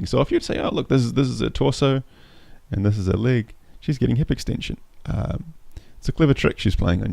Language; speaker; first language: English; native; English